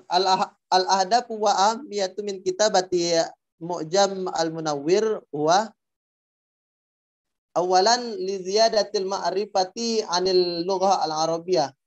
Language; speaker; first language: Arabic; non-native, learner; Indonesian